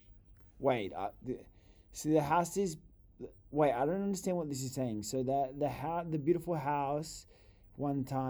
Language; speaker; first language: English; non-native, learner; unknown